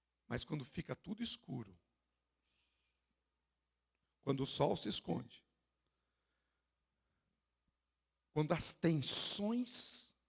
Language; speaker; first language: Portuguese; native; Portuguese